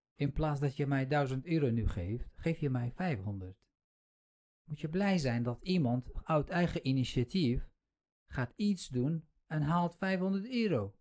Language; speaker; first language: Dutch; non-native, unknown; Kurdish